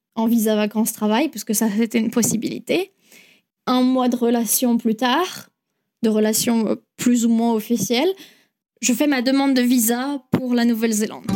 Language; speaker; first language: French; native; French